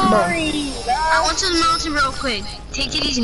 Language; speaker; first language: English; native; English